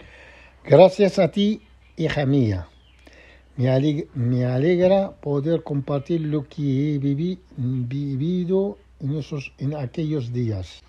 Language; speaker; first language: Spanish; non-native, fluent; Arabic